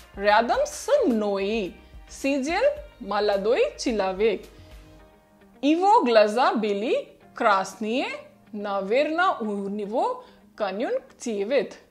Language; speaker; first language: Russian; non-native, fluent; Hindi